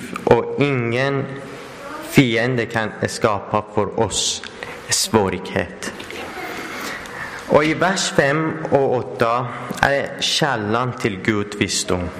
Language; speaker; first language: Swedish; non-native, learner; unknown